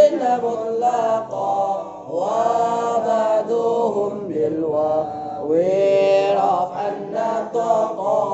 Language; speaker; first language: Arabic; non-native, fluent; Indonesian